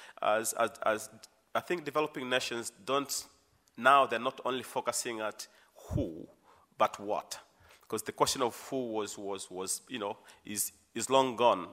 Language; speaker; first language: English; non-native, local second language; Swahili